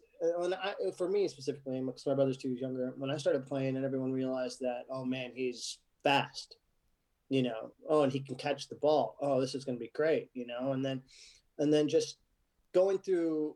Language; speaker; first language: English; early bilingual, other home language; Arabic